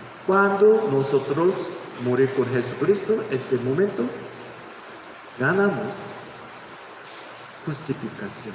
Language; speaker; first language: Spanish; non-native, learner; Korean